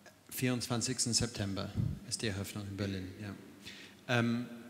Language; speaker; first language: German; non-native, fluent; English